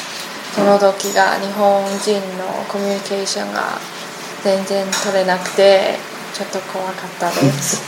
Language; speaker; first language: Japanese; non-native, learner; Chinese